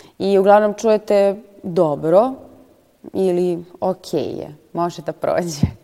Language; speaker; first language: Serbian; native; Serbian